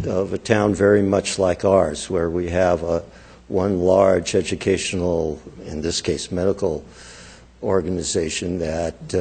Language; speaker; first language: English; native; English